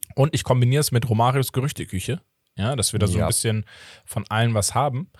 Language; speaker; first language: German; early bilingual, other home language; Portuguese